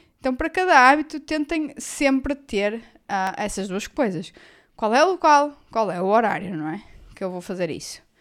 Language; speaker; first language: Portuguese; native; Portuguese